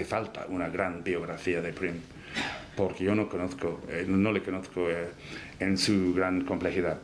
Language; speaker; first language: Spanish; non-native, fluent; English